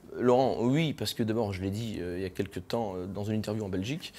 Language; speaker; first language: French; native; French